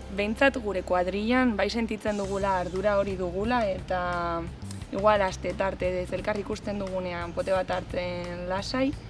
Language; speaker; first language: Basque; native; Basque